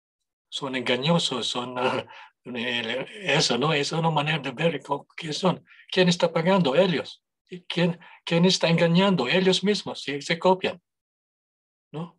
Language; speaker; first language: Spanish; non-native, fluent; English